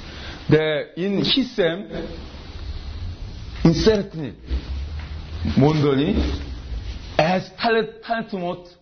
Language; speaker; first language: Hungarian; non-native, learner; Korean